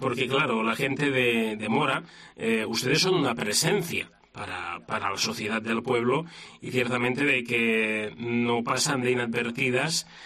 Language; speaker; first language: Spanish; non-native, local second language; Catalan